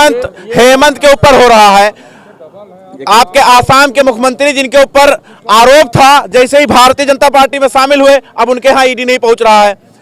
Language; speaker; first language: Hindi; native; Hindi